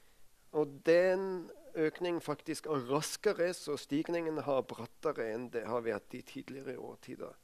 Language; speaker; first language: Norwegian; non-native, fluent; German